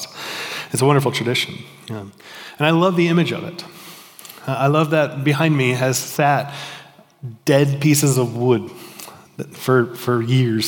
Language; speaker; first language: English; native; English